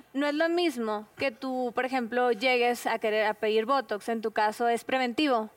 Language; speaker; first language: Spanish; native; Spanish